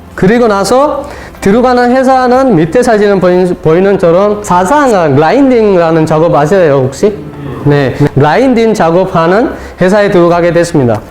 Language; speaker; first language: Korean; non-native, fluent; Sinhala